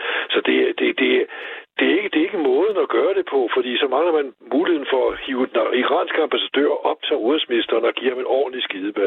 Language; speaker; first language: Danish; native; Danish